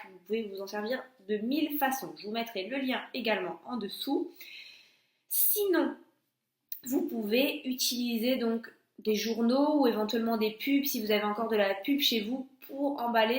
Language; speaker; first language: French; native; French